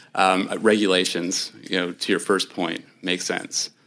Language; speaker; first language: English; native; English